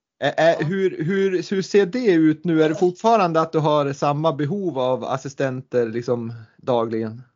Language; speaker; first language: Swedish; native; Swedish